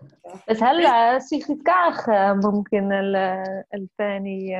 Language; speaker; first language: Arabic; non-native, learner; Dutch